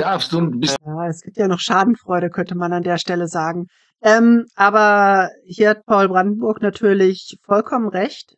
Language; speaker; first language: German; native; German